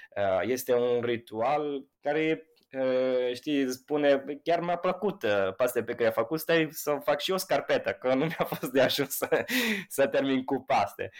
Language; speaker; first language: Romanian; non-native, fluent; Italian